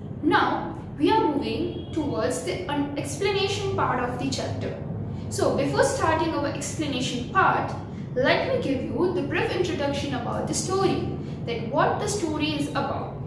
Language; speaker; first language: English; non-native, local second language; Gujarati